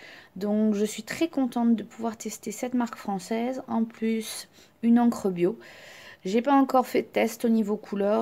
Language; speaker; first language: French; native; French